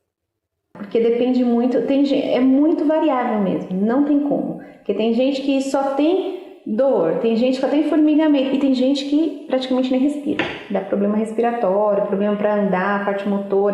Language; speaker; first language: Portuguese; native; Portuguese